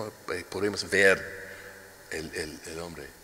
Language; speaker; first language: Spanish; non-native, learner; English